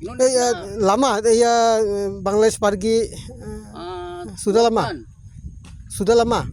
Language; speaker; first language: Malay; non-native, learner; Bangla